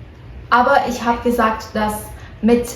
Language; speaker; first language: German; non-native, learner; Portuguese